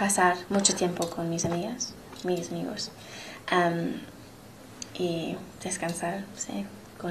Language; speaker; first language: Spanish; non-native, learner; English